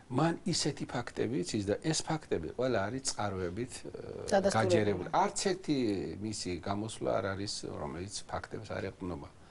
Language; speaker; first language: Georgian; native; Georgian